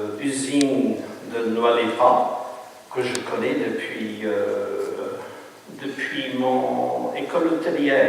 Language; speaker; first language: French; non-native, fluent; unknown